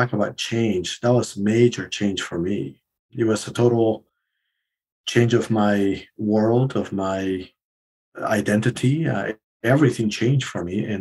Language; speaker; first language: English; non-native, fluent; Spanish